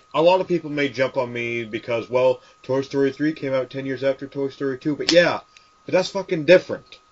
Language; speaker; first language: English; native; English